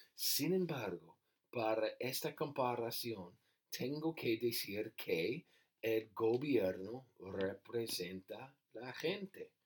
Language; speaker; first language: Spanish; non-native, learner; English